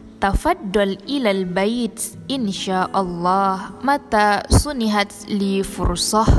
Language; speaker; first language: Arabic; non-native, learner; Indonesian